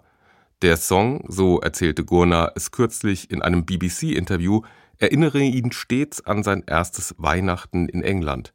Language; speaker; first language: German; native; German